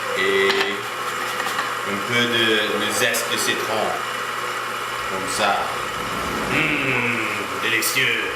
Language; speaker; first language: French; non-native, learner; English